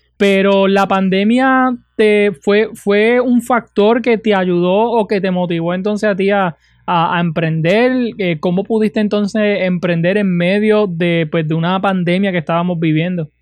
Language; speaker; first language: Spanish; native; Spanish